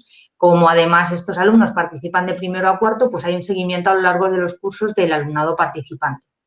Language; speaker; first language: Spanish; native; Spanish